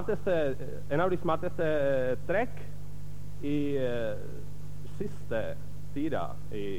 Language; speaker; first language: Norwegian; non-native, fluent; Czech